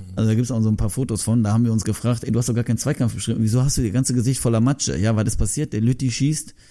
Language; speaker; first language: German; early bilingual, other home language; Turkish